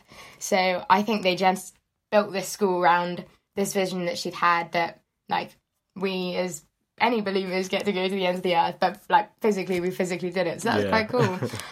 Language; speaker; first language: English; native; English